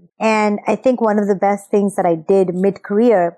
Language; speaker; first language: English; non-native, local second language; Urdu